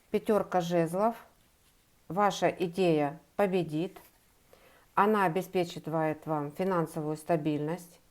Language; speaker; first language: Russian; native; Russian